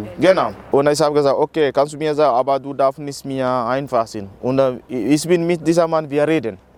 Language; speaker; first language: German; non-native, learner; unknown